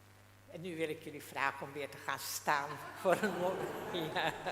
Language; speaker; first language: Dutch; non-native, local second language; Western Frisian